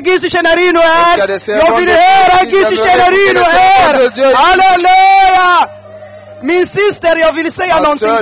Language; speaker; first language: Swedish; non-native, learner; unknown